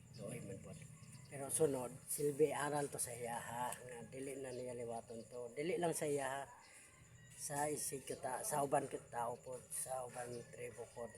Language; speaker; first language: Cebuano; non-native, local second language; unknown